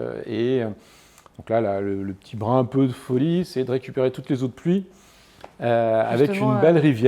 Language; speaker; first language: French; native; French